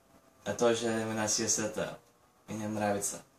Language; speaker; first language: Russian; non-native, learner; Chinese